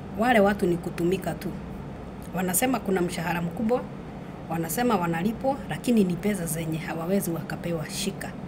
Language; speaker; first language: Swahili; native; Swahili